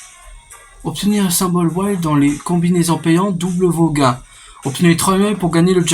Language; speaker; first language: French; native; French